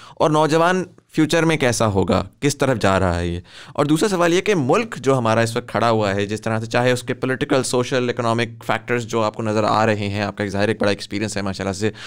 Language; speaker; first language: Urdu; native; Urdu